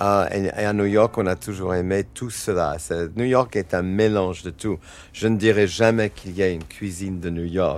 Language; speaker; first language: French; non-native, fluent; English